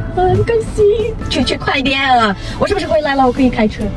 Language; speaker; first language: Chinese; non-native, learner; Russian